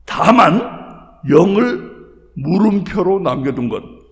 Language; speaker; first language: Korean; native; Korean